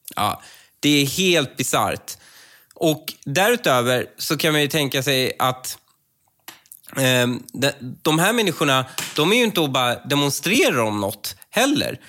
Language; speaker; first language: Swedish; early bilingual, other home language; Persian